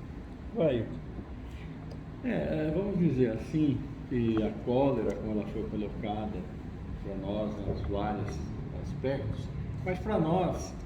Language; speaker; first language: Portuguese; native; Portuguese